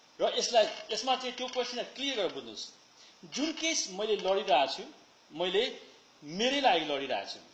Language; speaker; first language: Nepali; early bilingual, heritage; Nepali